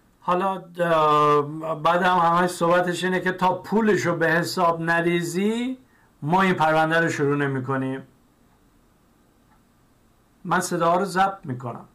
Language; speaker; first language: Persian; native; Persian